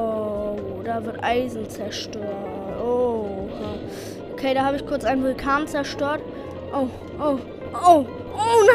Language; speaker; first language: German; native; German